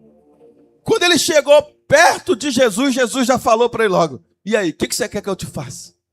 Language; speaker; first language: Portuguese; native; Portuguese